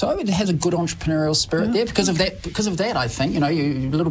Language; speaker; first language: English; native; English